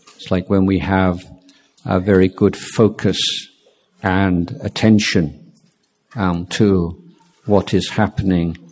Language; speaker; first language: English; native; English